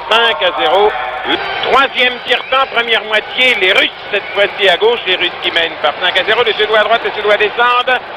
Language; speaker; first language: French; native; French